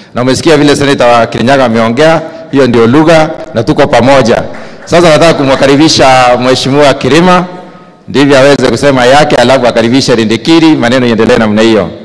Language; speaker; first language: Swahili; non-native, local second language; Meru